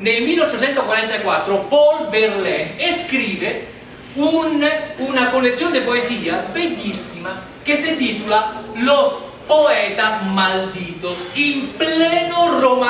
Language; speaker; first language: Spanish; non-native, fluent; Italian